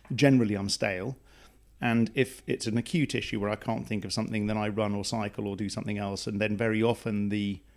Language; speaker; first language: English; native; English